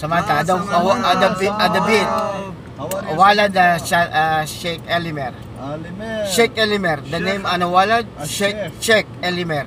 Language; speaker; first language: Arabic; non-native, learner; Filipino